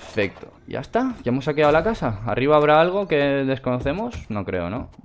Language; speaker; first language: Spanish; non-native, fluent; Russian